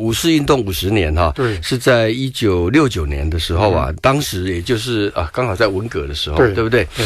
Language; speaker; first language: Chinese; native; Chinese